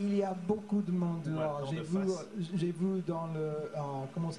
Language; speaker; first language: French; non-native, fluent; English